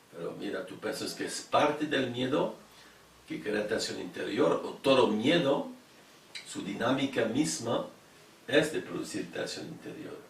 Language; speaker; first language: Spanish; non-native, fluent; French